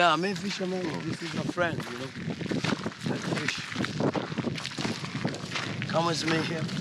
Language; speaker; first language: English; non-native, learner; Swahili